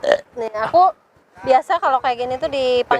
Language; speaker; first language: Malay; non-native, local second language; Sundanese